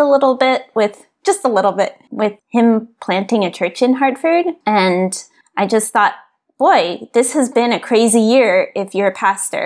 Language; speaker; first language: English; native; English